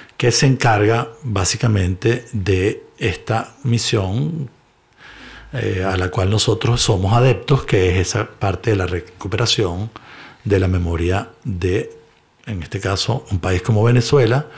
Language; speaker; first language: Spanish; native; Spanish